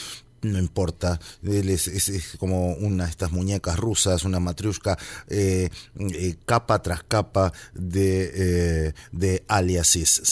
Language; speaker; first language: Spanish; native; Spanish